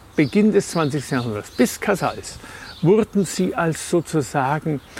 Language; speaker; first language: German; native; German